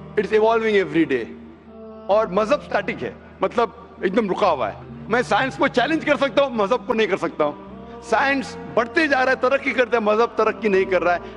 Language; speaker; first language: Hindi; non-native, local second language; Konkani